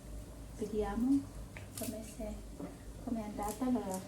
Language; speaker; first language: Italian; non-native, learner; Filipino